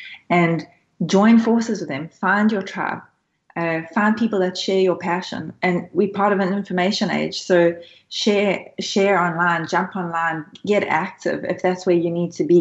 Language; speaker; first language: English; native; English